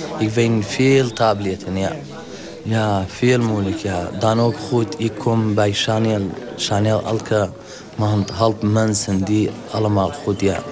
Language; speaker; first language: Dutch; non-native, learner; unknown